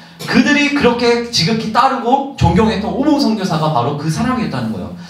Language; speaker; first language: Korean; native; Korean